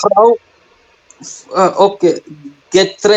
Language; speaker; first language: German; non-native, learner; Hindi